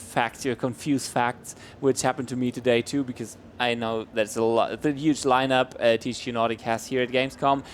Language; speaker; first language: English; non-native, fluent; German